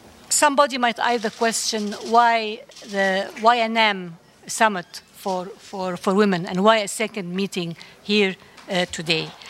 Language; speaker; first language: English; non-native, fluent; Arabic